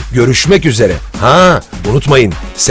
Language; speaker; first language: Turkish; native; Turkish